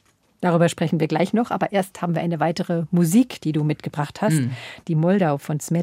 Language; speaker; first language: German; native; German